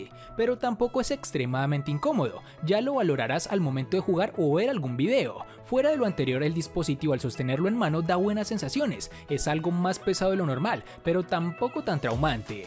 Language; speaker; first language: Spanish; native; Spanish